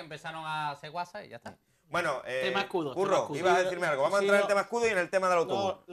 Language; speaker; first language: Spanish; native; Spanish